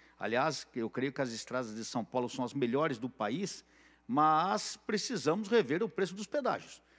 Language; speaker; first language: Portuguese; native; Portuguese